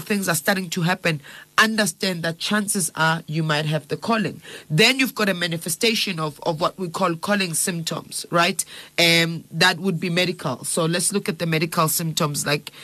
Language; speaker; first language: English; non-native, local second language; Zulu